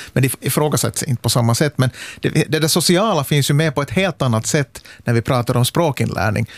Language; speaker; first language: Swedish; native; Swedish